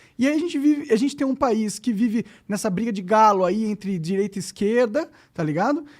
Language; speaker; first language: Portuguese; native; Portuguese